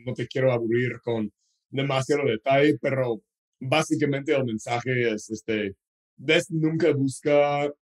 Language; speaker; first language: Spanish; non-native, fluent; English